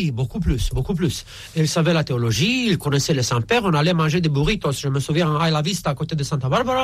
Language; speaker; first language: French; non-native, fluent; Romanian